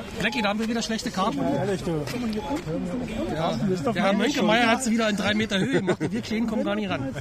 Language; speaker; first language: German; native; German